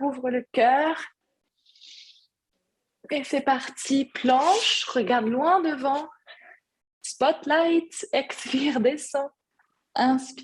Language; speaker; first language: French; native; French